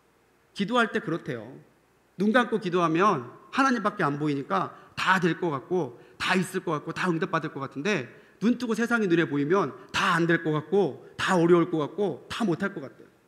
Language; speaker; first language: Korean; native; Korean